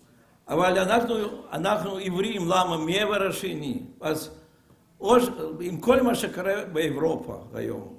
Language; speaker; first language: Hebrew; non-native, fluent; Russian